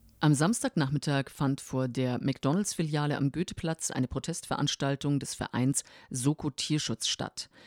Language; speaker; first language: German; native; German